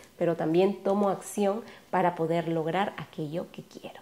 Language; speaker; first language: Spanish; native; Spanish